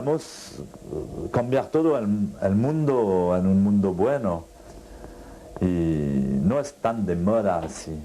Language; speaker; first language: Spanish; non-native, fluent; French